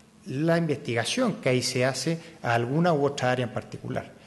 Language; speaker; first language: Spanish; native; Spanish